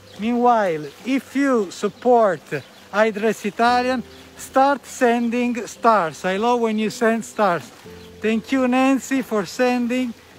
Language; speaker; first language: English; non-native, fluent; Italian